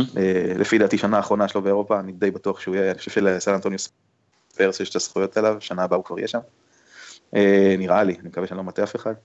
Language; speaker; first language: Hebrew; native; Hebrew